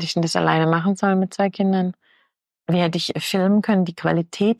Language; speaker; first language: German; native; German